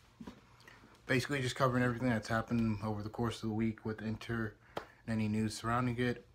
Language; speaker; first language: English; native; English